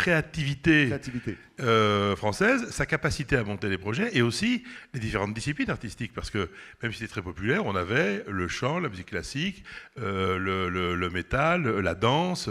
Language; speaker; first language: French; native; French